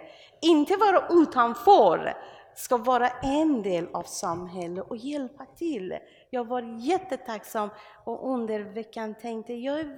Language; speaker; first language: Swedish; non-native, learner; Persian